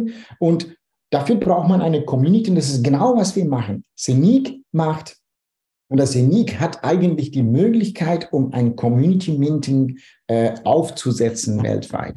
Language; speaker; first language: German; non-native, fluent; Dutch